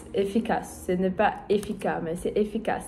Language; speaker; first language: French; non-native, learner; Portuguese